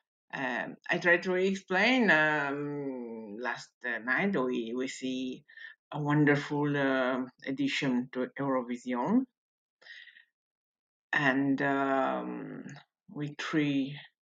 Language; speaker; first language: English; non-native, learner; Italian